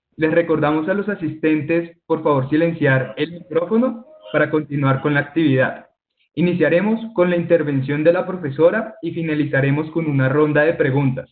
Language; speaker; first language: Spanish; native; Spanish